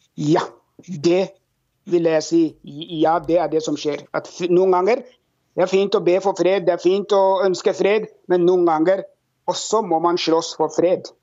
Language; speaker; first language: Norwegian; non-native, fluent; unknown